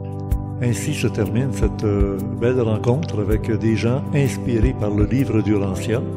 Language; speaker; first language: French; native; French